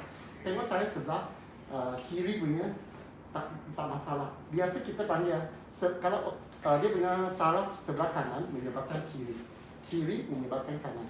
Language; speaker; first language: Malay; non-native, local second language; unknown